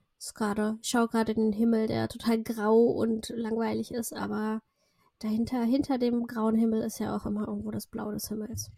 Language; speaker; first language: German; early bilingual, other home language; Russian